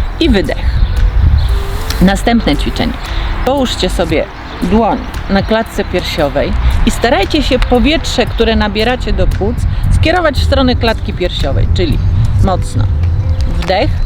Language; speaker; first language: Polish; native; Polish